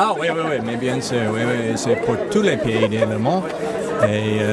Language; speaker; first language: French; non-native, learner; English